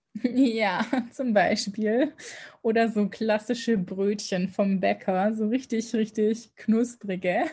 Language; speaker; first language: German; native; German